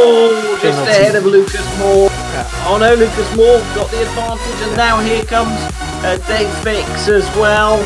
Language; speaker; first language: English; native; English